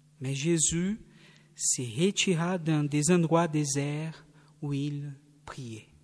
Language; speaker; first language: French; non-native, fluent; Portuguese